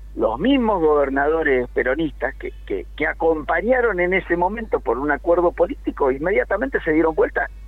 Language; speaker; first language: Spanish; native; Spanish